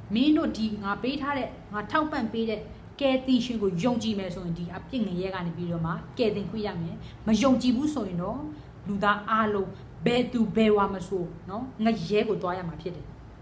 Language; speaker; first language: Burmese; non-native, local second language; Tedim Chin